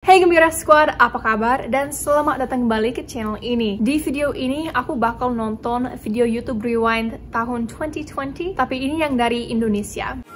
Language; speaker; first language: Indonesian; non-native, fluent; English